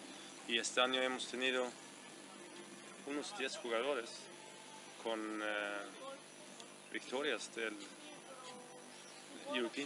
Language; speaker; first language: Spanish; non-native, fluent; Swedish